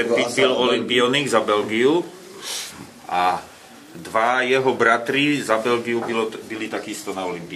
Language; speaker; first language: Polish; non-native, learner; Slovak